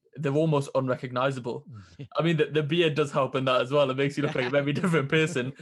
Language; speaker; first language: English; native; English